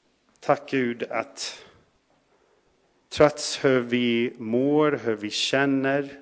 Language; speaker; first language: Swedish; non-native, fluent; English